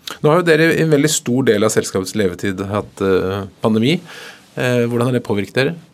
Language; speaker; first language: Norwegian; native; Norwegian